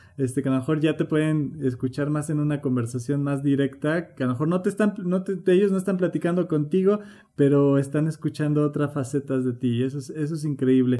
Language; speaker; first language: Spanish; native; Spanish